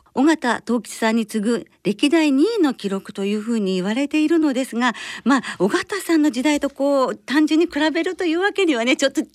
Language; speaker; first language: Japanese; native; Japanese